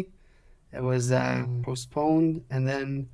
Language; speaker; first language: English; non-native, fluent; Hebrew